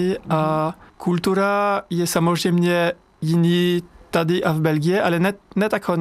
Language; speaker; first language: Czech; non-native, fluent; French